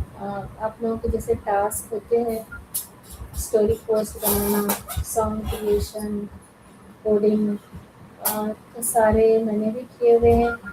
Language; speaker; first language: Urdu; native; Urdu